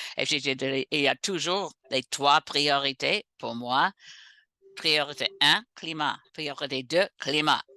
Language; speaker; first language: French; non-native, local second language; English